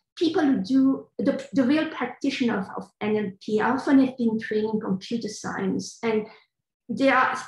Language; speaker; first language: English; non-native, fluent; French